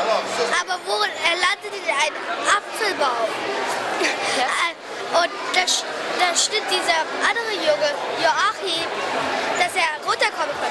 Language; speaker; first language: German; early bilingual, heritage; German